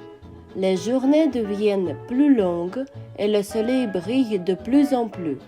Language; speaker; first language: French; non-native, fluent; Russian